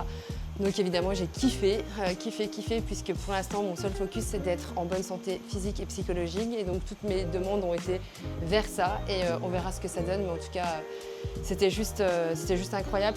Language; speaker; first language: French; native; French